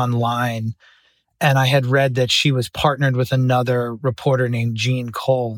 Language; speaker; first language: English; native; English